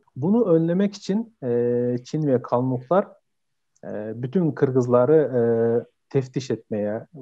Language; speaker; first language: Turkish; non-native, fluent; Kyrgyz